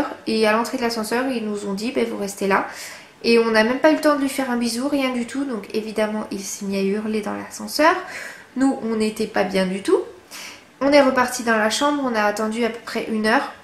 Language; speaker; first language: French; native; French